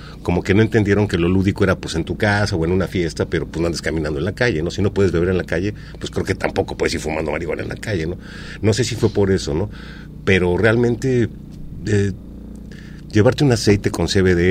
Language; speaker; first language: Spanish; native; Spanish